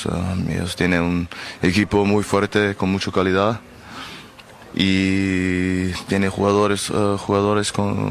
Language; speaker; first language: Spanish; non-native, learner; German